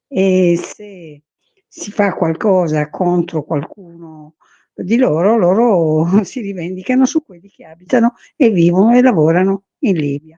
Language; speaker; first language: Italian; early bilingual, heritage; Italian